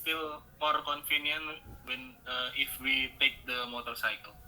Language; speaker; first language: English; non-native, fluent; Indonesian